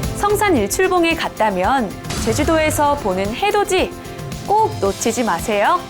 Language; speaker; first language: Korean; native; Korean